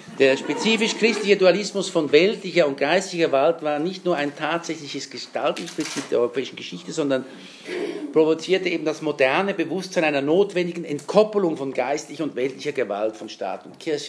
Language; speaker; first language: German; native; German